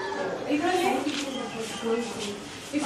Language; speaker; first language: Hindi; non-native, local second language; Kannada